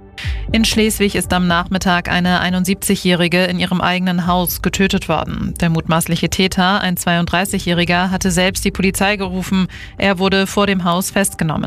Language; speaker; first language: German; native; German